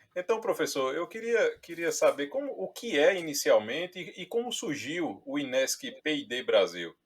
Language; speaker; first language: Portuguese; native; Portuguese